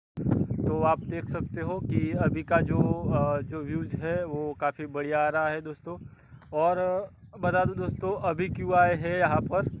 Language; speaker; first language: Hindi; non-native, local second language; Gujarati